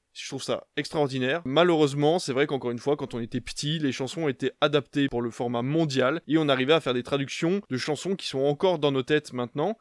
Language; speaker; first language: French; native; French